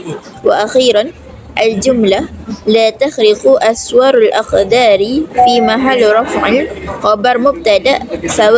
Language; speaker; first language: Arabic; non-native, learner; Malay